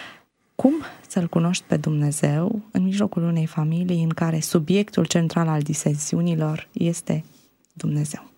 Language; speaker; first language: Romanian; native; Romanian